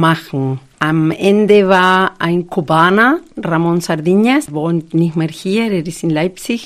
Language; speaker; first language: German; non-native, fluent; Spanish